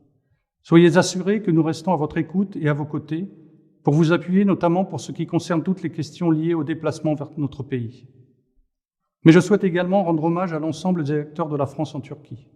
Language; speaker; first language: French; native; French